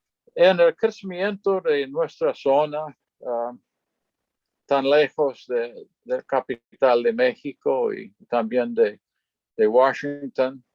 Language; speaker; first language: Spanish; non-native, fluent; English